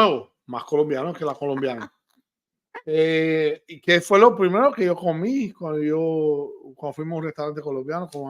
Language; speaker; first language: Spanish; early bilingual, heritage; Spanish